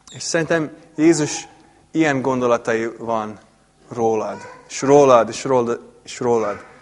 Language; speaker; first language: Hungarian; non-native, fluent; English